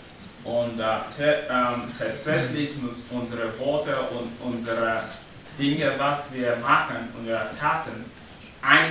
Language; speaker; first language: German; non-native, learner; English